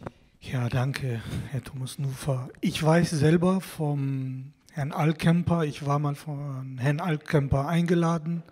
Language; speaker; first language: German; non-native, fluent; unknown